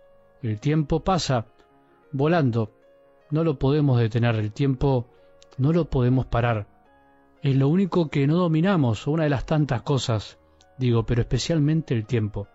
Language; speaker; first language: Spanish; native; Spanish